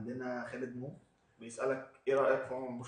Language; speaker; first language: Arabic; native; Arabic